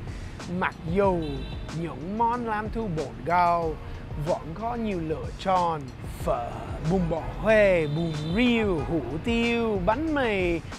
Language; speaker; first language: Vietnamese; early bilingual, heritage; English